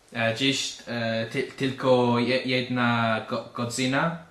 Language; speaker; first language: Polish; non-native, learner; English